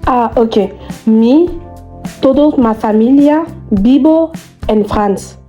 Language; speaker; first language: Spanish; non-native, learner; French